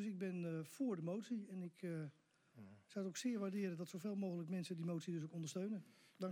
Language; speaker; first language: Dutch; native; Dutch